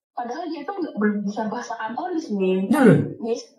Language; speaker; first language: Indonesian; native; Indonesian